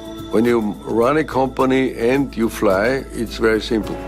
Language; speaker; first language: English; non-native, fluent; German